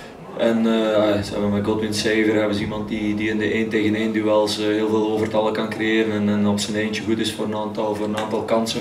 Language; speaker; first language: Dutch; native; Dutch